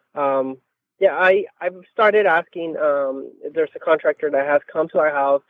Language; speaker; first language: English; non-native, fluent; Spanish